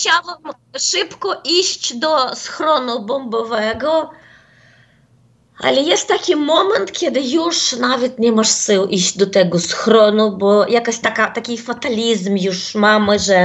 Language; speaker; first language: Polish; non-native, fluent; Ukrainian